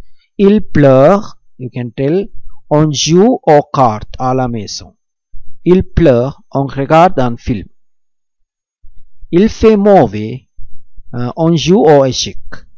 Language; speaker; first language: French; non-native, fluent; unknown